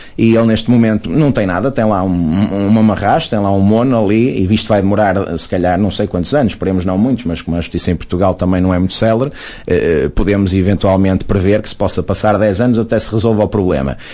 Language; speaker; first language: Portuguese; native; Portuguese